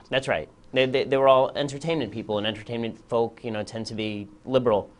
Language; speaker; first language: English; native; English